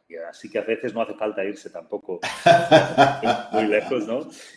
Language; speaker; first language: Spanish; native; Spanish